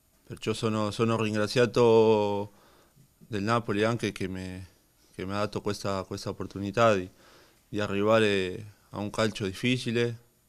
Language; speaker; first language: Italian; non-native, learner; Spanish